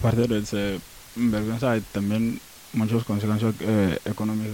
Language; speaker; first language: Spanish; non-native, learner; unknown